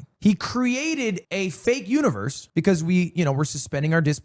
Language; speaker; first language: English; native; English